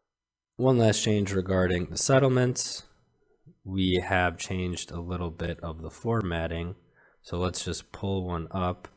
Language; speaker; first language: English; native; English